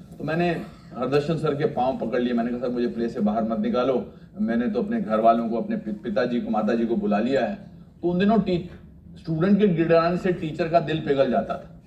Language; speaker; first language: Hindi; native; Hindi